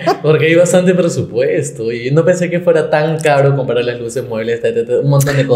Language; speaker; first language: Spanish; native; Spanish